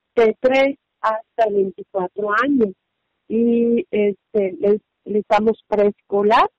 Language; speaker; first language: Spanish; non-native, fluent; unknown